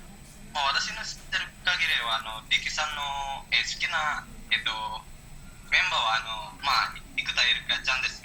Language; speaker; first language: Japanese; non-native, learner; Indonesian